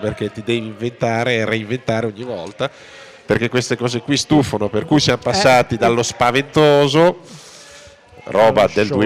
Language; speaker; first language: Italian; native; Italian